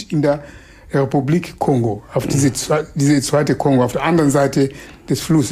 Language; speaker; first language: German; non-native, fluent; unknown